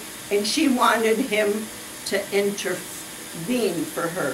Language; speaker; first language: English; early bilingual, other home language; Ukrainian